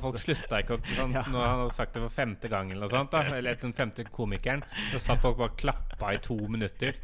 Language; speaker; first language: Norwegian; native; Norwegian